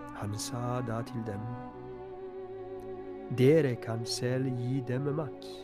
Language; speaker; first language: Norwegian; non-native, fluent; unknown